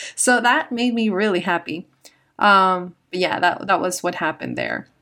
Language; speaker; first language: English; non-native, fluent; Spanish